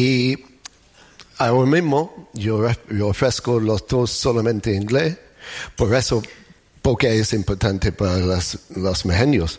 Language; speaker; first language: Spanish; non-native, learner; English